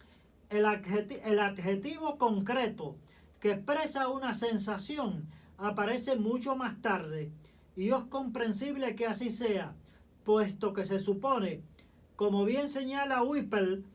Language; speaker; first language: Spanish; native; Spanish